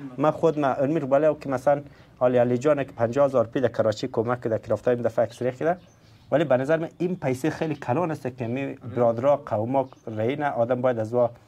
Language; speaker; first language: Persian; native; Persian